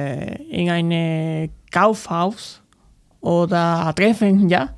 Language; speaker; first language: German; non-native, learner; Spanish